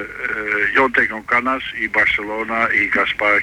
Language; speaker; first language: Spanish; non-native, learner; Dutch